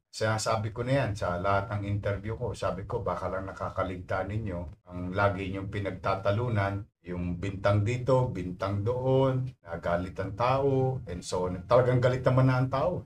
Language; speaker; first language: Filipino; native; Filipino